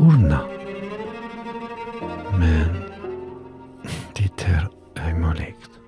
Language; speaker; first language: Swedish; non-native, learner; French